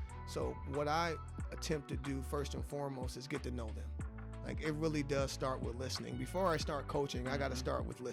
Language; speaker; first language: English; native; English